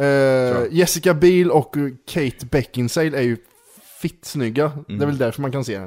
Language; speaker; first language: Swedish; native; Swedish